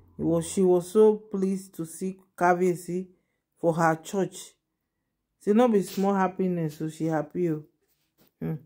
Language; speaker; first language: Nigerian Pidgin; non-native, local second language; Yoruba